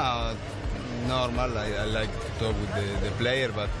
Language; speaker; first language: English; non-native, learner; Spanish